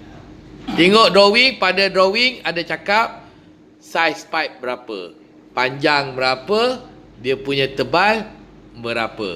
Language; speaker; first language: Malay; native; Malay